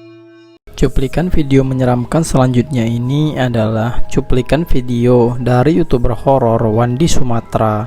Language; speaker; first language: Indonesian; native; Indonesian